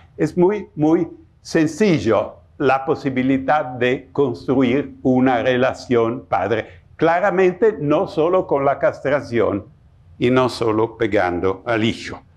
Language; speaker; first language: Spanish; non-native, fluent; Italian